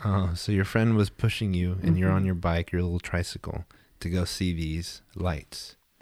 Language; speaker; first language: English; early bilingual, other home language; Spanish